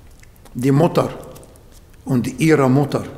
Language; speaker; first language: German; non-native, learner; Arabic